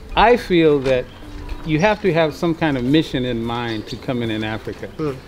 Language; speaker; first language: English; native; English